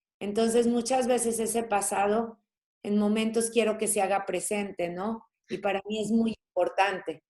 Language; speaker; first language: Spanish; native; Spanish